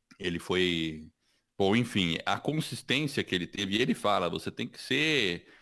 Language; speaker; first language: Portuguese; early bilingual, other home language; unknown